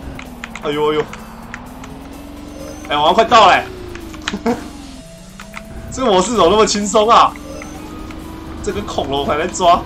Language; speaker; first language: Chinese; native; Chinese